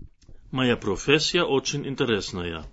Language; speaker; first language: Russian; non-native, learner; German